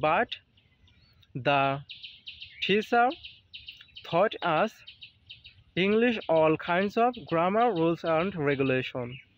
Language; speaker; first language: English; non-native, learner; Bangla